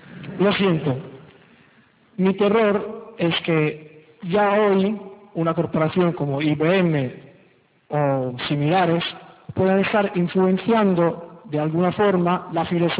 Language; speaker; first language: Spanish; non-native, local second language; Basque